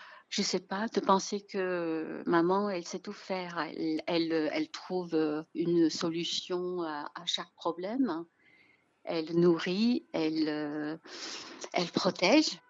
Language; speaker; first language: French; non-native, fluent; Chinese